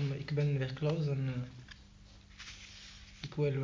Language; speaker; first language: Dutch; non-native, learner; Arabic